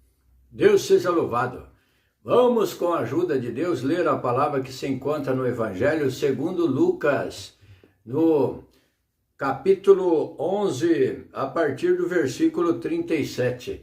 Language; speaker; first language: Portuguese; native; Portuguese